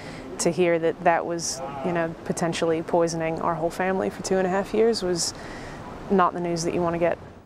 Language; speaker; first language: English; native; English